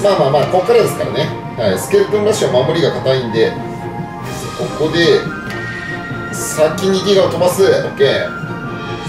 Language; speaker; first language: Japanese; native; Japanese